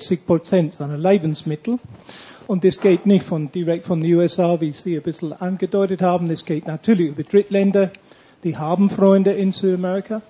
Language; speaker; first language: German; non-native, fluent; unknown